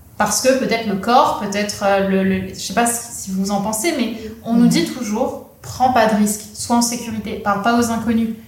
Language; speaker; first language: French; native; French